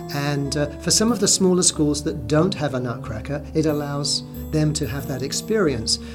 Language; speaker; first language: English; native; English